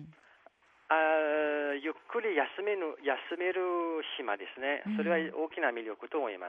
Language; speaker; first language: Japanese; non-native, fluent; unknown